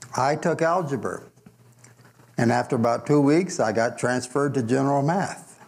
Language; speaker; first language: English; native; English